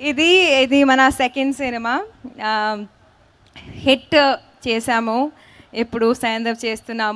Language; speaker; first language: Telugu; non-native, learner; Hindi